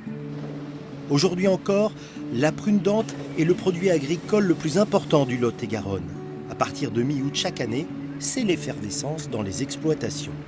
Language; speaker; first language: French; native; French